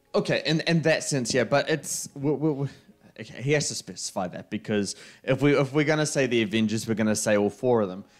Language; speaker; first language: English; native; English